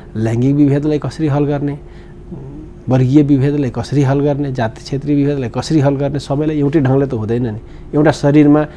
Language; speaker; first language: Nepali; non-native, local second language; Bhojpuri